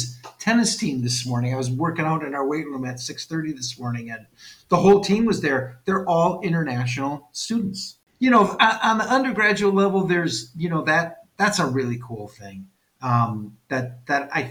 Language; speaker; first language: English; native; English